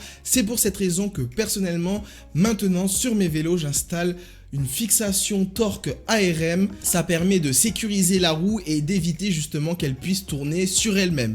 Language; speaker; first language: French; native; French